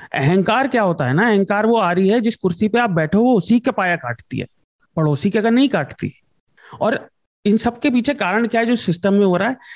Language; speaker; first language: Hindi; native; Hindi